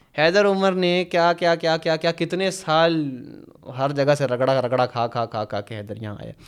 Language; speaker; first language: Urdu; native; Urdu